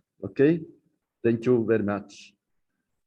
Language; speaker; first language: English; non-native, learner; Italian